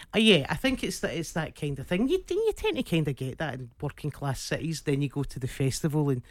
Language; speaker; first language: English; native; English